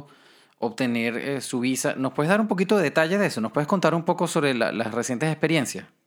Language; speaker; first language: Spanish; native; Spanish